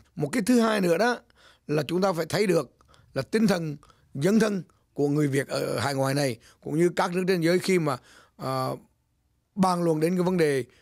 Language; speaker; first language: Vietnamese; native; Vietnamese